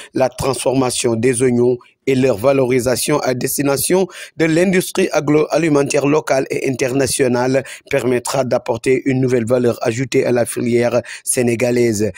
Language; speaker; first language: French; non-native, local second language; Wolof